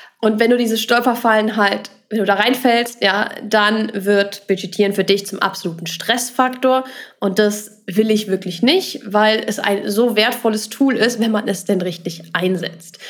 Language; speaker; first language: German; native; German